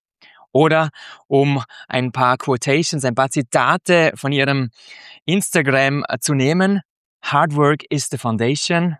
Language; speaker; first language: German; native; German